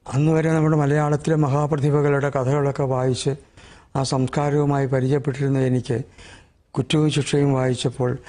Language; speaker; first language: Malayalam; native; Malayalam